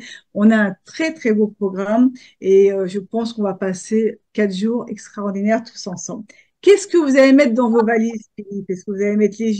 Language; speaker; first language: French; native; French